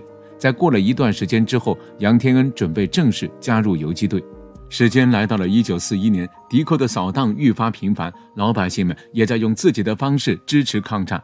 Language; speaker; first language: Chinese; native; Chinese